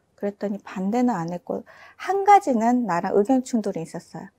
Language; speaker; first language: Korean; native; Korean